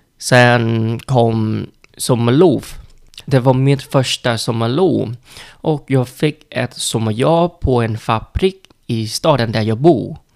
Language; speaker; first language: Swedish; non-native, learner; Vietnamese